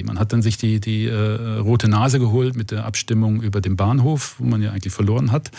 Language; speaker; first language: German; native; German